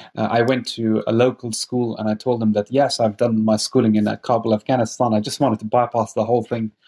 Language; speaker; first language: English; non-native, fluent; Persian